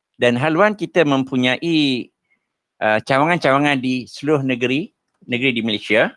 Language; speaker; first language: Malay; native; Malay